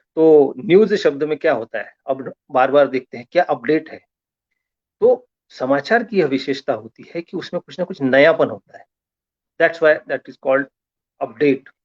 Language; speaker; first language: Hindi; non-native, local second language; Marathi